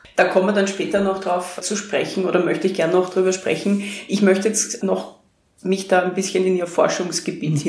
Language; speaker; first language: German; native; German